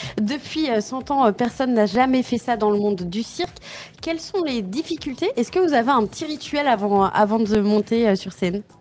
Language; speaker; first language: French; native; French